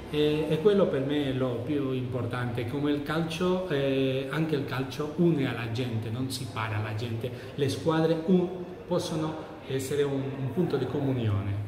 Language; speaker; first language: Italian; non-native, fluent; Catalan